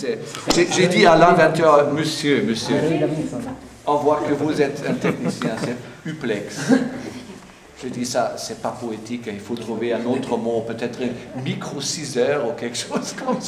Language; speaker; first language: French; non-native, fluent; German